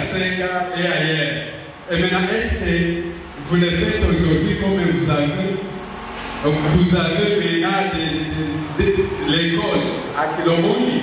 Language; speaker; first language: French; non-native, local second language; Swahili